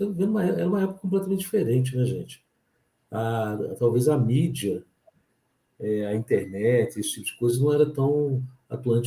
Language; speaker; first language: Portuguese; native; Portuguese